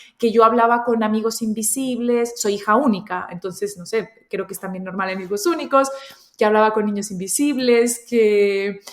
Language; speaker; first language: Spanish; native; Spanish